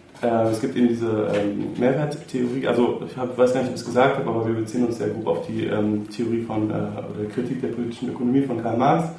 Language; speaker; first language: German; native; German